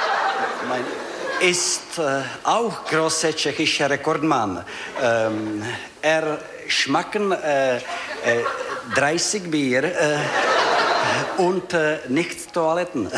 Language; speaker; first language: German; non-native, learner; Czech